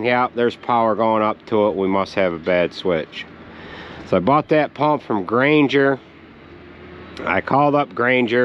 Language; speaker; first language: English; native; English